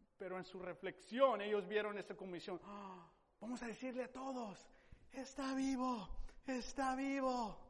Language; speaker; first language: Spanish; non-native, fluent; English